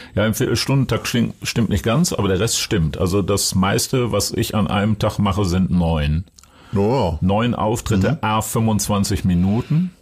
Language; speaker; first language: German; native; German